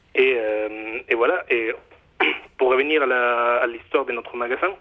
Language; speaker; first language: French; non-native, fluent; Spanish